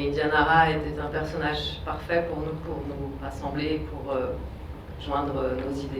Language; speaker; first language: French; native; French